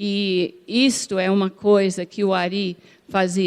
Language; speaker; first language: Portuguese; non-native, fluent; English